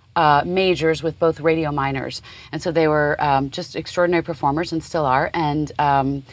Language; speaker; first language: English; native; English